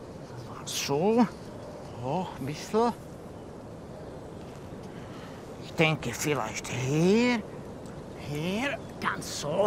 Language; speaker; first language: German; non-native, learner; Czech